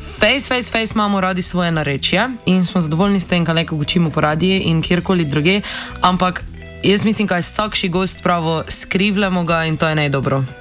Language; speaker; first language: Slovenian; native; Slovenian